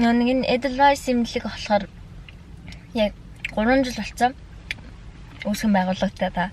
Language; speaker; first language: Mongolian; native; Mongolian